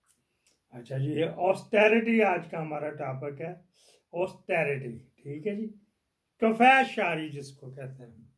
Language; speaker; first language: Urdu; non-native, local second language; Punjabi